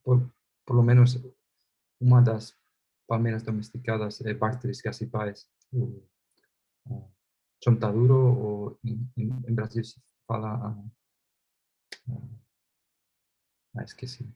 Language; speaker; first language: Portuguese; non-native, fluent; Spanish